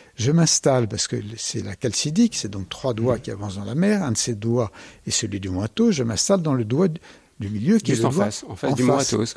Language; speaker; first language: French; native; French